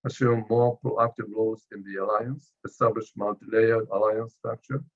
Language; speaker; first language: English; non-native, fluent; Japanese